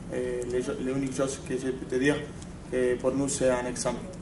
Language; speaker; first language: French; non-native, fluent; Spanish